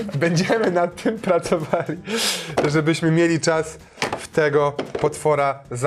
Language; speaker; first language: Polish; native; Polish